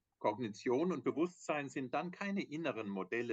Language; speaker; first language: German; native; German